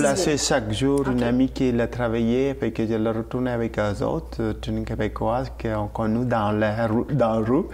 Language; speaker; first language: French; non-native, learner; Tamil